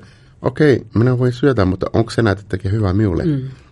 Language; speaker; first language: Finnish; non-native, fluent; Portuguese